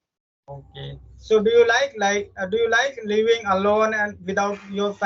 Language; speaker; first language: English; non-native, local second language; Hindi